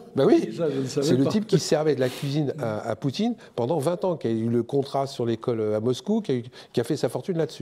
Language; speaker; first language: French; native; French